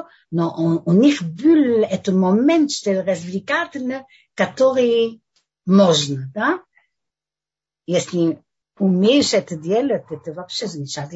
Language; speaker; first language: Russian; non-native, fluent; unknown